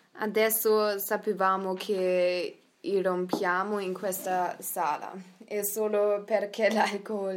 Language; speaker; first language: Italian; non-native, learner; German